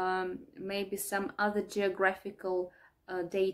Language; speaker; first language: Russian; native; Russian